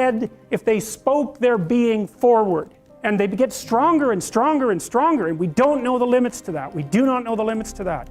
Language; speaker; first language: English; native; English